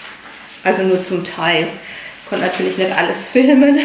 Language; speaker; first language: German; native; German